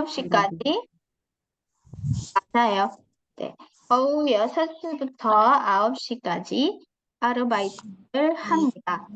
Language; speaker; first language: Korean; non-native, fluent; Indonesian